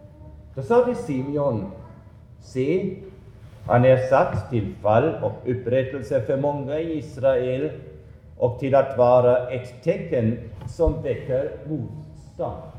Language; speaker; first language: Swedish; non-native, fluent; German